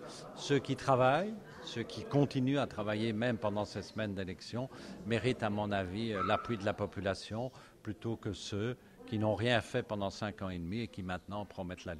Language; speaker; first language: French; native; French